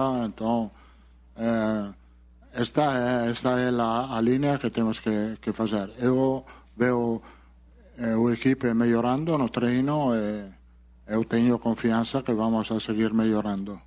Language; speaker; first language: Portuguese; non-native, fluent; Italian